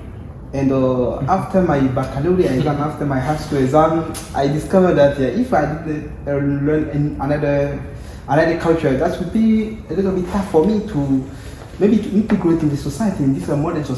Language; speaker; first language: English; non-native, learner; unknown